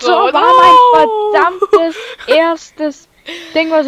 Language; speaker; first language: German; native; German